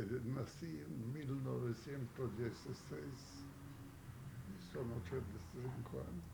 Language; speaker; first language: Spanish; non-native, fluent; Yiddish